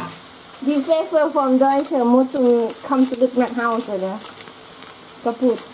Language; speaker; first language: German; non-native, learner; Thai